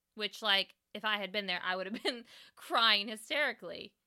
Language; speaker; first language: English; native; English